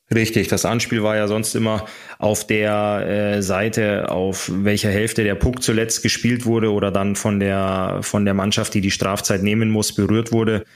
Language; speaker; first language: German; native; German